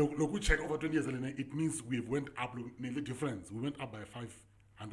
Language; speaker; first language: English; non-native, local second language; Tsonga